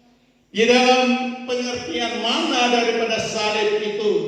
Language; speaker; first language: Malay; native; Malay